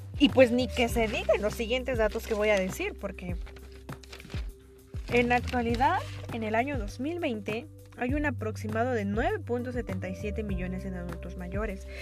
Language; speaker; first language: Spanish; native; Spanish